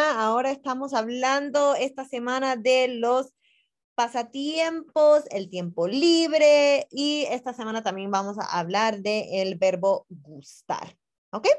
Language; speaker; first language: Spanish; non-native, fluent; English